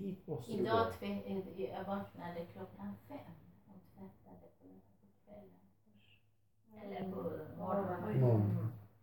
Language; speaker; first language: Swedish; non-native, local second language; Finnish